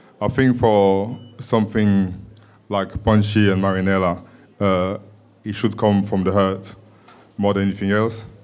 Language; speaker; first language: English; non-native, fluent; French